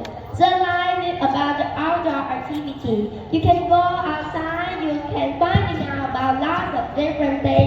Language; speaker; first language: English; non-native, learner; Vietnamese